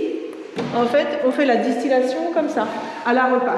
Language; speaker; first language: French; native; French